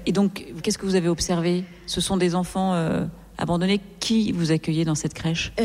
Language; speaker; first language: French; native; French